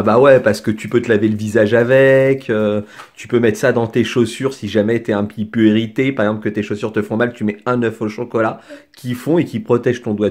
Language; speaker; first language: French; native; French